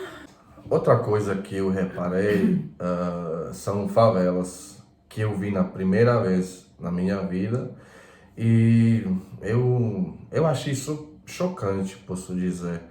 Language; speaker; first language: Portuguese; non-native, fluent; Croatian